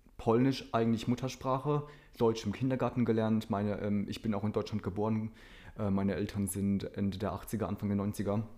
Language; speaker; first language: German; early bilingual, other home language; Polish